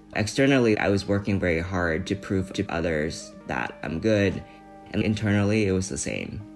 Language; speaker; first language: English; early bilingual, other home language; Vietnamese